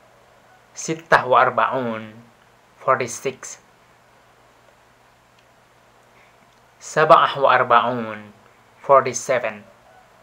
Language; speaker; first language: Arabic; non-native, learner; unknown